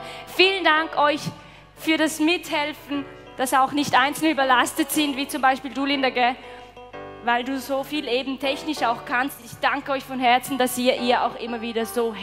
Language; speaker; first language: German; native; German